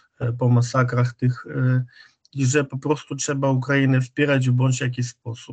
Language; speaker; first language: Polish; non-native, fluent; Ukrainian